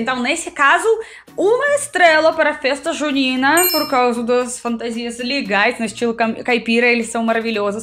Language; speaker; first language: Portuguese; non-native, fluent; Russian